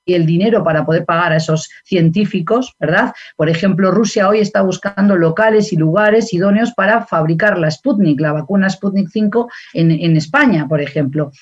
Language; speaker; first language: Spanish; native; Spanish